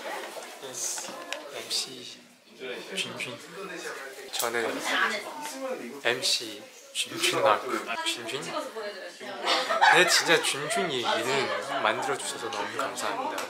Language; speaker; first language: Korean; non-native, fluent; Chinese